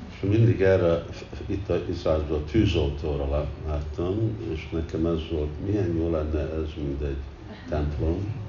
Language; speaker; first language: Hungarian; early bilingual, heritage; Hungarian